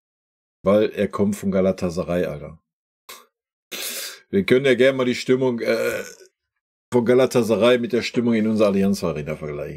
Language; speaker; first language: German; native; German